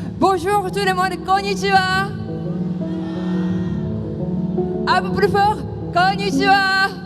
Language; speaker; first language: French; non-native, fluent; Japanese